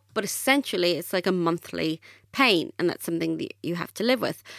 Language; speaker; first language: English; native; English